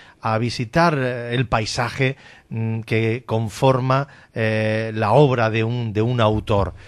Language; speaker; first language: Spanish; native; Spanish